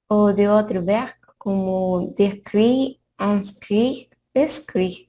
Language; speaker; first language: French; non-native, learner; Spanish